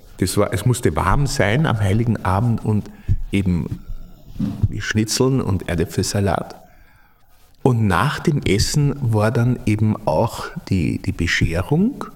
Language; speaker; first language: German; native; German